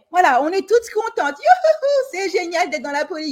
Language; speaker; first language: French; native; French